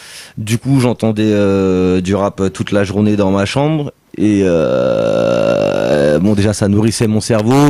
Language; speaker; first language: French; native; French